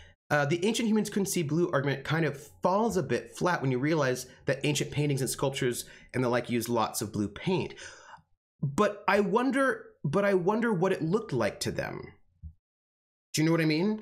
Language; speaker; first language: English; native; English